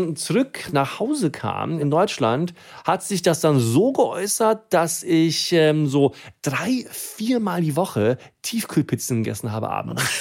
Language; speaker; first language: German; native; German